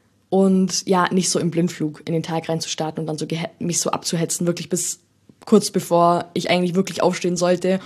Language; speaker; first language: German; native; German